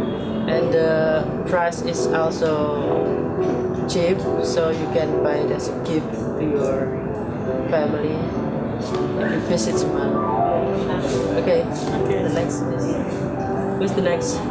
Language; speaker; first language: English; non-native, learner; Indonesian